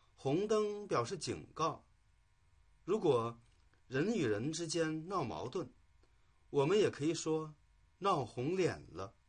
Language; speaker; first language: Chinese; native; Chinese